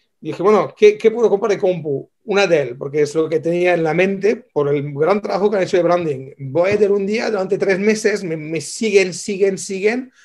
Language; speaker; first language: Spanish; non-native, fluent; French